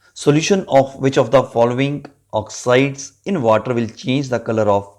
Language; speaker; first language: English; non-native, local second language; Punjabi